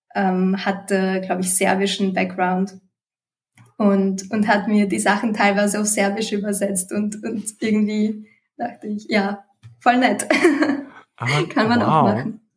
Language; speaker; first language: German; early bilingual, other home language; Romanian